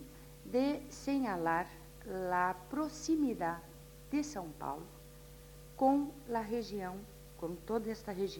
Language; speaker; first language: Spanish; non-native, fluent; Portuguese